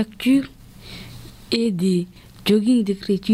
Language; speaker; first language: French; early bilingual, other home language; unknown